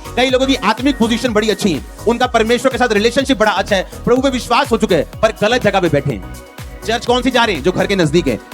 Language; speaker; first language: Hindi; non-native, local second language; Punjabi